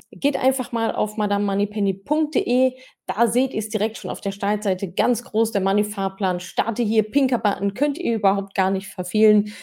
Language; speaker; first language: German; non-native, fluent; English